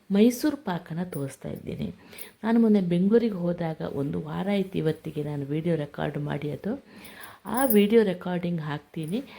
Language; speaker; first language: Kannada; non-native, local second language; Tulu